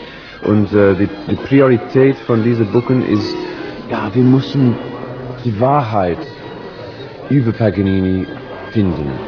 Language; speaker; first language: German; non-native, learner; English